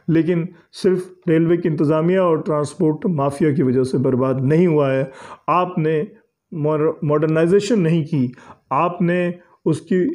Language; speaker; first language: Urdu; native; Urdu